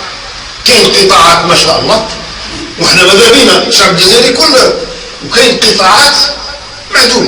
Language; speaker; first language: Arabic; native; Arabic